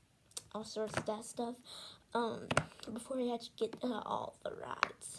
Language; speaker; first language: English; native; English